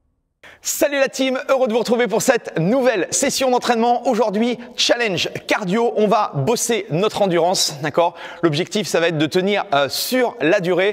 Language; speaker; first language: French; native; French